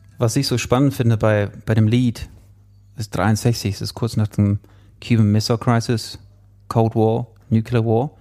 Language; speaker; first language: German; non-native, fluent; English